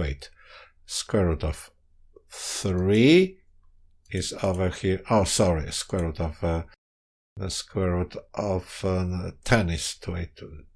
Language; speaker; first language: English; non-native, fluent; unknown